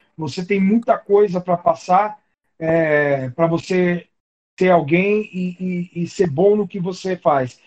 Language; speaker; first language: Portuguese; native; Portuguese